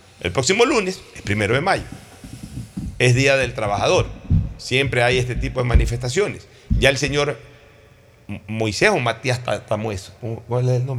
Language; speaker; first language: Spanish; native; Spanish